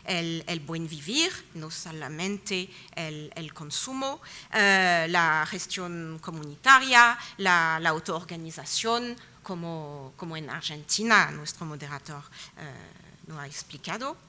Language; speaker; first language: Spanish; non-native, fluent; French